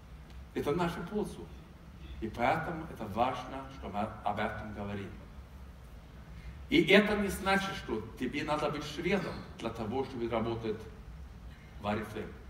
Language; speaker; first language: Russian; non-native, fluent; Swedish